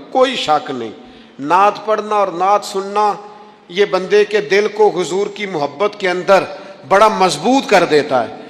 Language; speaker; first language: Urdu; non-native, local second language; Punjabi